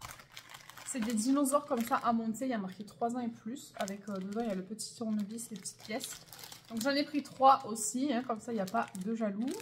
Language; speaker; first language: French; native; French